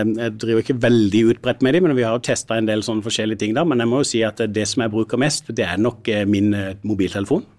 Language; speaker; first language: Norwegian; native; Norwegian